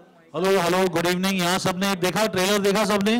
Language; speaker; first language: Hindi; native; Hindi